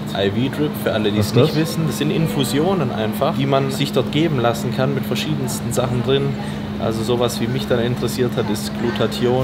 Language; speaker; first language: German; native; German